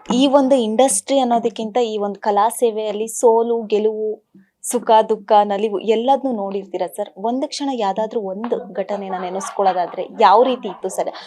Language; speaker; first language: Kannada; native; Kannada